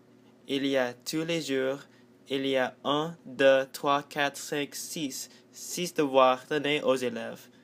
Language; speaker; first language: French; non-native, learner; English